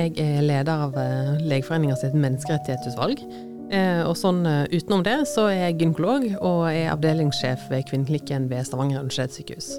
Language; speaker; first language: Norwegian; native; Norwegian